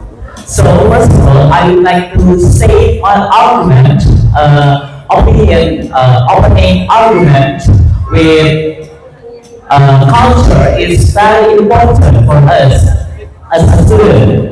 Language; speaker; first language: English; non-native, fluent; Indonesian